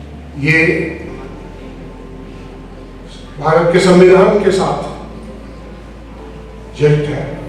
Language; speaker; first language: Hindi; non-native, local second language; Assamese